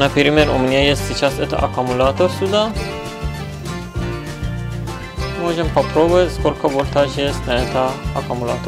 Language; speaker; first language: Russian; non-native, learner; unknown